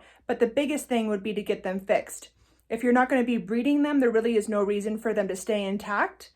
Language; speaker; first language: English; native; English